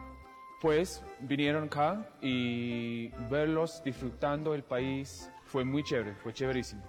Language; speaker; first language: Spanish; non-native, fluent; English